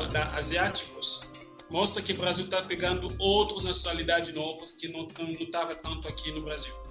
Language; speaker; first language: Portuguese; non-native, fluent; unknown